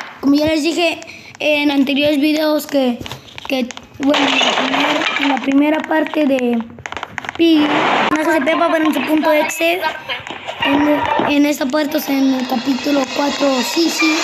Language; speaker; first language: Spanish; native; Spanish